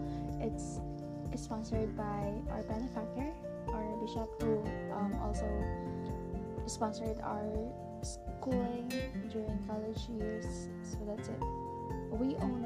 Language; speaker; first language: English; non-native, local second language; Masbatenyo